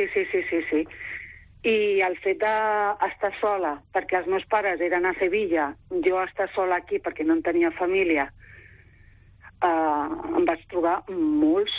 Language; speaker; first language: Catalan; non-native, local second language; Spanish